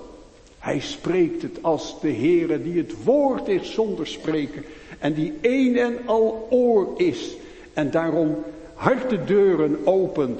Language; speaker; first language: Dutch; native; Dutch